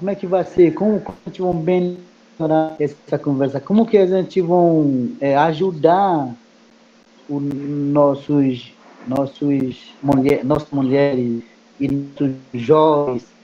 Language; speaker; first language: Portuguese; non-native, local second language; Kayapó